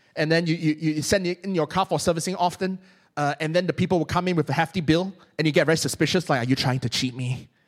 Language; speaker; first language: English; non-native, local second language; Cantonese